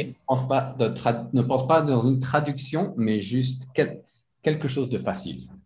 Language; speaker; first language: French; non-native, fluent; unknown